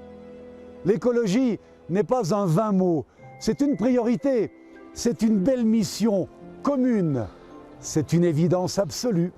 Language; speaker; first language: French; native; French